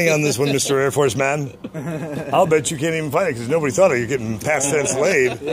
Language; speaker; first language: English; native; English